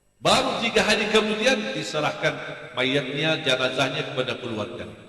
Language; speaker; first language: Malay; non-native, fluent; Arabic